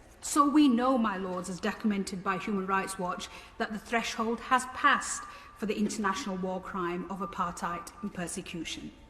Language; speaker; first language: English; native; English